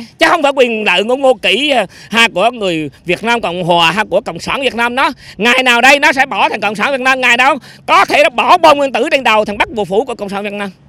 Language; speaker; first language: Vietnamese; native; Vietnamese